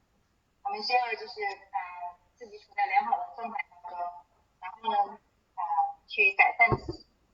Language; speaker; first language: Chinese; native; Chinese